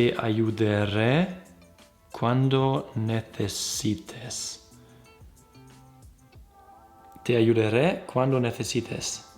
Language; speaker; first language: Spanish; non-native, learner; German